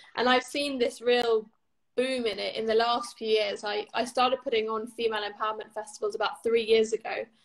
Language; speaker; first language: English; native; English